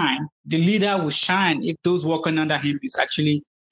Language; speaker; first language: English; non-native, local second language; Yoruba